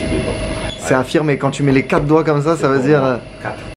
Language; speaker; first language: French; native; French